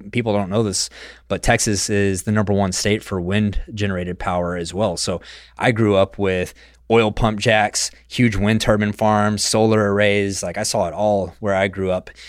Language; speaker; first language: English; native; English